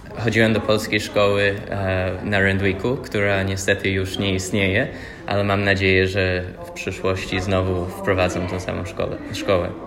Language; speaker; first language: Polish; early bilingual, heritage; Polish